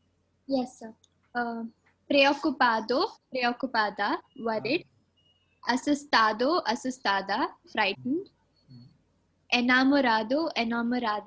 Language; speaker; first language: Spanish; non-native, learner; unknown